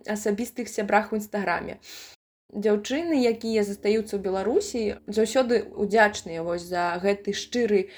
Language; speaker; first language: Belarusian; native; Belarusian